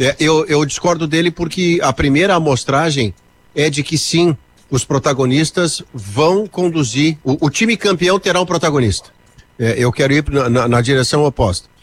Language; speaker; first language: Portuguese; native; Portuguese